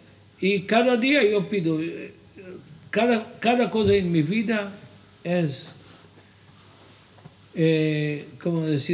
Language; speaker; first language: Spanish; non-native, fluent; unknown